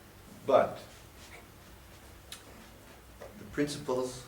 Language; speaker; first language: English; non-native, learner; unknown